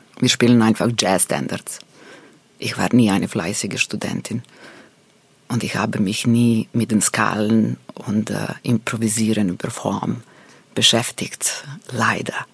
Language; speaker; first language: German; non-native, fluent; Serbian